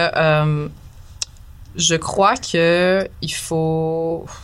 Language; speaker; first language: French; native; French